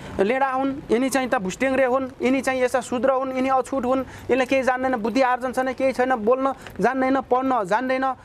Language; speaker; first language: Nepali; non-native, local second language; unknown